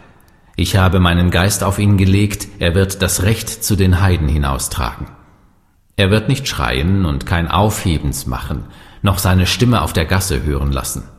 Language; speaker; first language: German; native; German